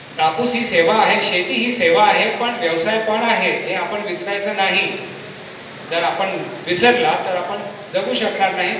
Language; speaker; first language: Marathi; non-native, local second language; Hindi